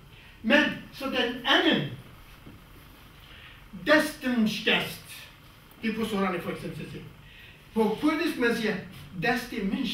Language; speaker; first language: Danish; non-native, fluent; Kurdish